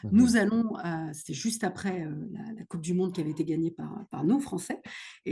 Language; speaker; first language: French; native; French